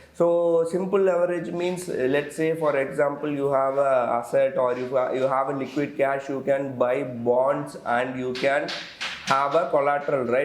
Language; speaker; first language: English; non-native, local second language; Tamil